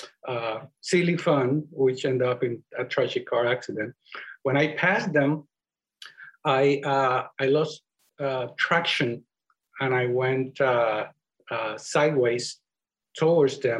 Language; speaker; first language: English; non-native, fluent; Spanish